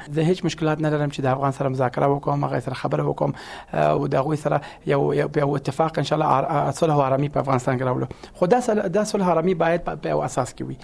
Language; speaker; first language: Pashto; non-native, local second language; Persian